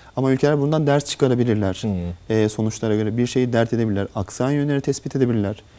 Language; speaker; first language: Turkish; native; Turkish